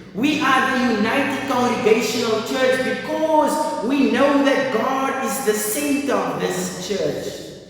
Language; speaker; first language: English; non-native, local second language; Afrikaans